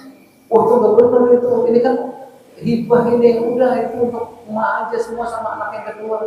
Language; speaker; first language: Indonesian; native; Indonesian